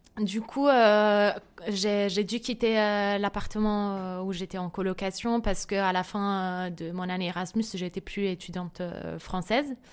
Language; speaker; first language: French; non-native, fluent; Italian